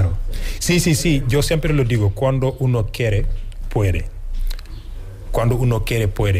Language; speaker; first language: Spanish; non-native, fluent; Wolof